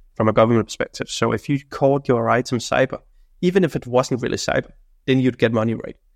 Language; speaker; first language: English; non-native, fluent; Danish